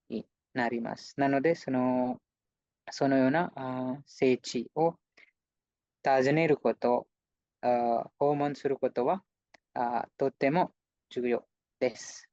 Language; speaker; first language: Japanese; non-native, fluent; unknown